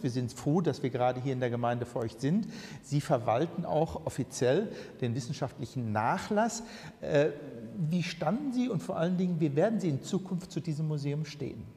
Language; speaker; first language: German; native; German